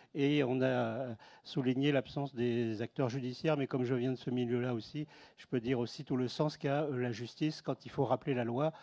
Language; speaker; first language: French; native; French